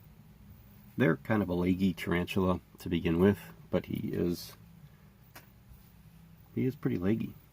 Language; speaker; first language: English; native; English